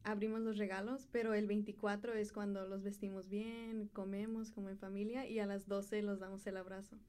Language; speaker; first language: Spanish; early bilingual, heritage; Spanish